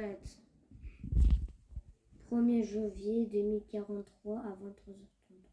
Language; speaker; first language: French; native; French